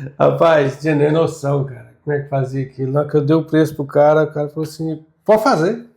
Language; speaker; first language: Portuguese; native; Portuguese